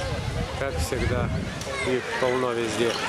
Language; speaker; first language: Russian; non-native, fluent; Lithuanian